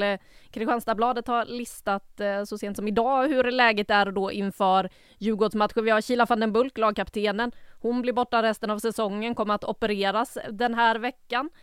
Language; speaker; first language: Swedish; native; Swedish